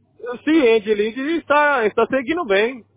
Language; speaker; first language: Spanish; non-native, learner; Portuguese